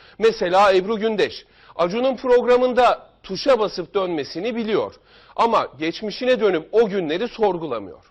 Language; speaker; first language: Turkish; non-native, local second language; Kurdish